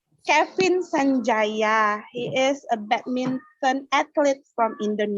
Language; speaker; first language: English; non-native, learner; Indonesian